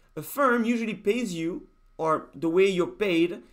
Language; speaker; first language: English; non-native, fluent; Spanish